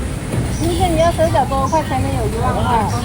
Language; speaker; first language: Chinese; native; Chinese